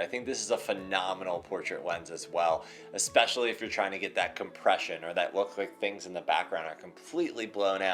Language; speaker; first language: English; native; English